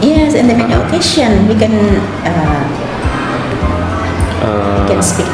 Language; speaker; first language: English; non-native, learner; Indonesian